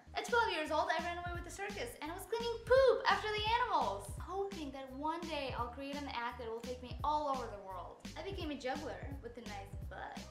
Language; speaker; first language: English; non-native, fluent; Russian